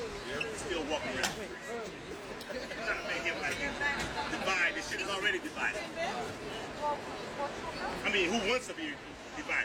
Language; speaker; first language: English; native; English